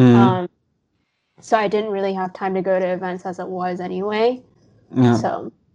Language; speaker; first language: English; non-native, local second language; Cantonese